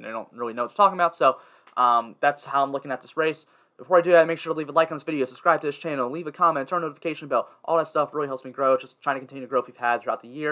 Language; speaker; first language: English; native; English